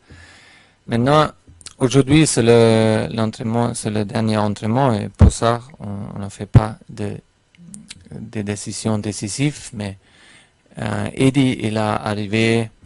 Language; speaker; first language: French; non-native, fluent; German